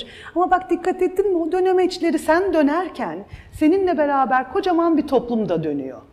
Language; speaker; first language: Turkish; native; Turkish